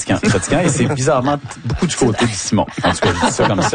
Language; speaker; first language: French; native; French